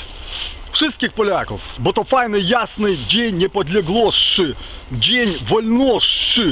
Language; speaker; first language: Polish; non-native, learner; Ukrainian